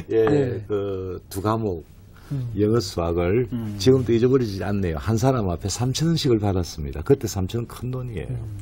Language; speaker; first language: Korean; native; Korean